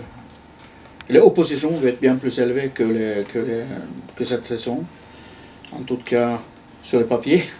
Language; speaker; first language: French; non-native, fluent; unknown